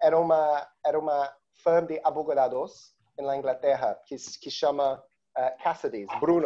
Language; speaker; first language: Spanish; non-native, learner; Portuguese